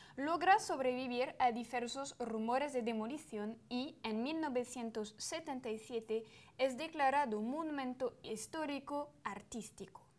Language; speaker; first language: Spanish; non-native, fluent; French